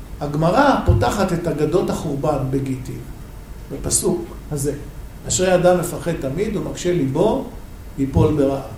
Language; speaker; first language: Hebrew; non-native, fluent; English